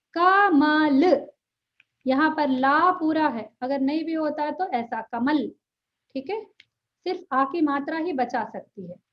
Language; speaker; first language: Hindi; non-native, local second language; Telugu